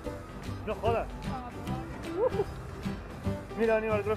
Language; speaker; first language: Spanish; native; Spanish